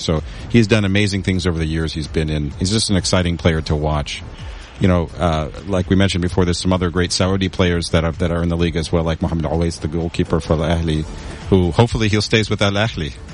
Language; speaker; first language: English; native; English